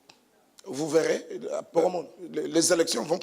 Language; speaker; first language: French; non-native, local second language; Lingala